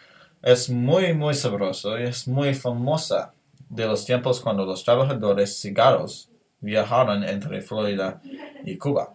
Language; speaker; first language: Spanish; non-native, learner; English